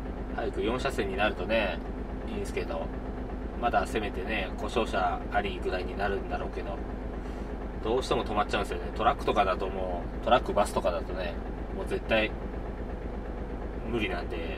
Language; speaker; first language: Japanese; native; Japanese